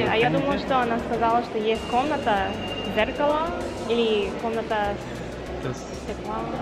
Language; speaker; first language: Russian; non-native, learner; English